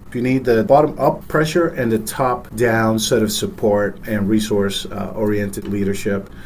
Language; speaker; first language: English; early bilingual, other home language; Spanish